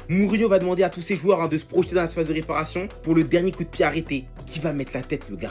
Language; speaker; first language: French; native; French